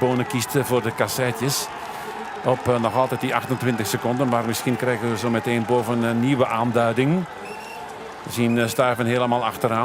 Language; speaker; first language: Dutch; native; Dutch